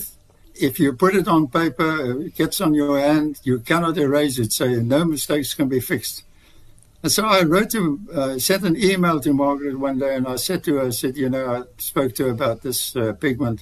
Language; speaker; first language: English; native; English